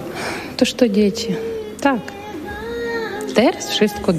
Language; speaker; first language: Polish; non-native, learner; Ukrainian